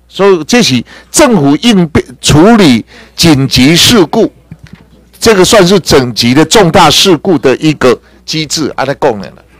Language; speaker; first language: Chinese; native; Chinese